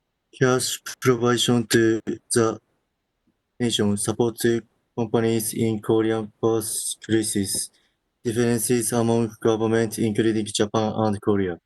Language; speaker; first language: English; non-native, learner; Japanese